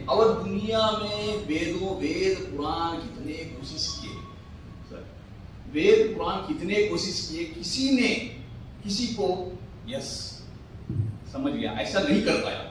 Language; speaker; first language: Hindi; non-native, local second language; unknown